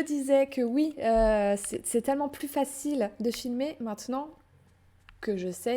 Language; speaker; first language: French; native; French